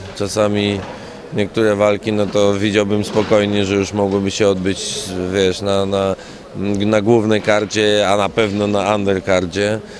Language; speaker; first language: Polish; native; Polish